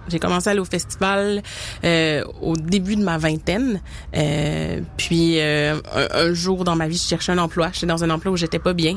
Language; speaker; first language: French; native; French